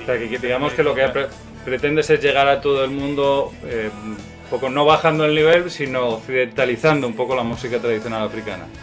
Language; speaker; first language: Spanish; native; Spanish